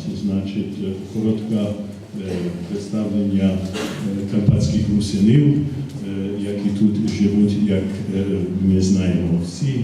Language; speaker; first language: Ukrainian; non-native, fluent; English